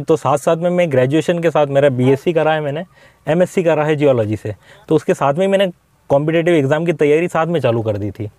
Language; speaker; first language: Hindi; native; Hindi